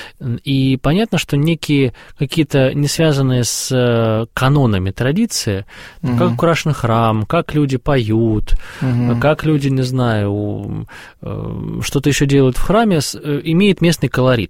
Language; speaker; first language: Russian; native; Russian